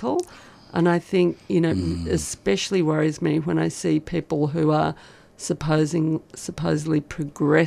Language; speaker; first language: English; native; English